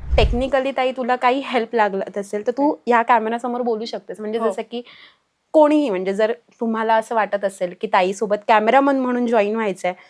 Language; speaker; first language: Marathi; native; Marathi